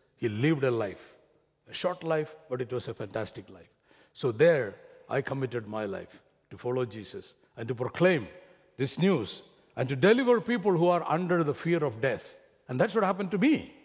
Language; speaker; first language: English; non-native, local second language; Malayalam